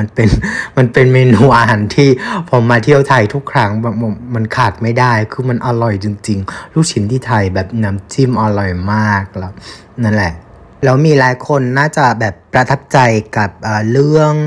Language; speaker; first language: Thai; non-native, fluent; Vietnamese